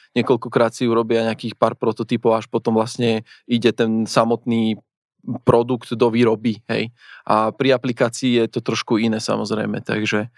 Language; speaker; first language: Slovak; native; Slovak